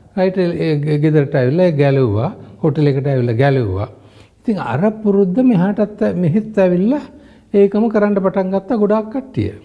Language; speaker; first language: Sinhala; non-native, local second language; Tamil